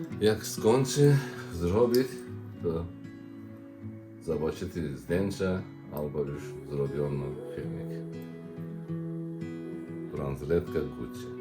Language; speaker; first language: Polish; non-native, learner; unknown